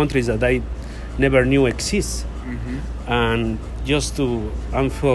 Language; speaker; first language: English; non-native, learner; Spanish